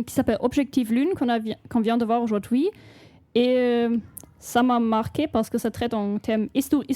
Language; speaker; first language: French; non-native, fluent; German